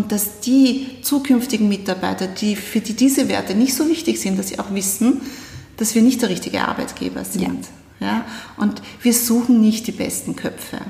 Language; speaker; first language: German; native; German